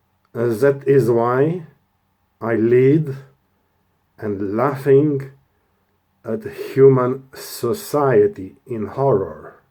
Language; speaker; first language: English; non-native, learner; Romanian